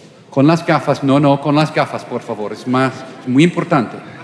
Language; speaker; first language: Spanish; non-native, learner; English